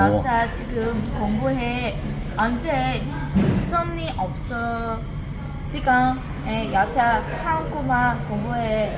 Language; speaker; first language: Korean; non-native, learner; Vietnamese